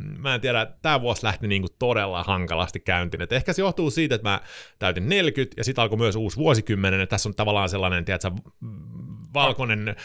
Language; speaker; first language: Finnish; early bilingual, heritage; Finnish